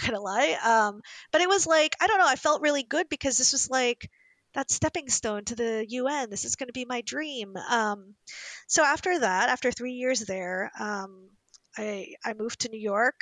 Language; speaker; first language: English; native; English